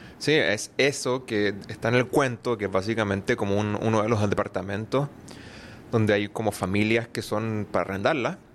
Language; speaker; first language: Spanish; native; Spanish